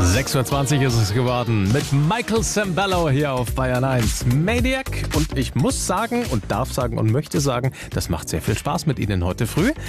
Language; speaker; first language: German; native; German